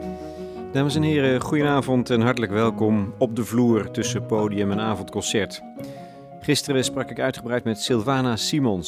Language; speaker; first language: Dutch; native; Dutch